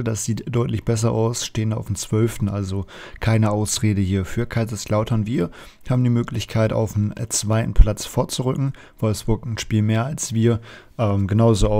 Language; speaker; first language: German; native; German